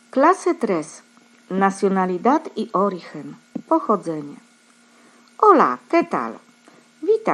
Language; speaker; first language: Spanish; non-native, fluent; Polish